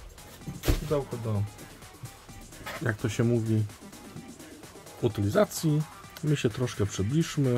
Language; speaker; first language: Polish; native; Polish